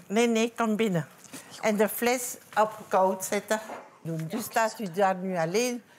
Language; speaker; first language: Dutch; non-native, local second language; French